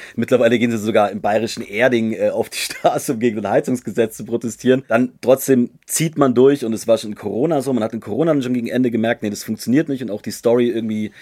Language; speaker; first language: German; native; German